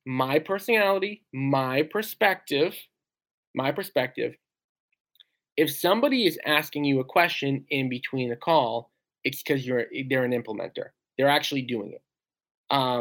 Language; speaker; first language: English; native; English